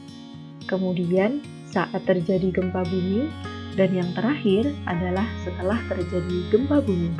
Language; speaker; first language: Indonesian; native; Indonesian